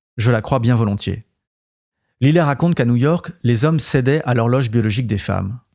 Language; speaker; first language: French; native; French